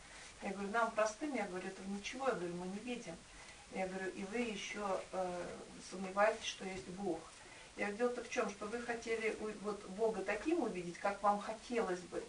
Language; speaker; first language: Russian; native; Russian